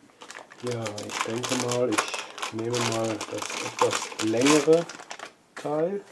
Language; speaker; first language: German; native; German